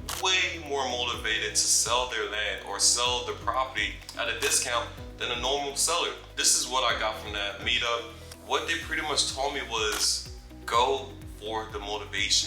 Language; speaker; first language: English; native; English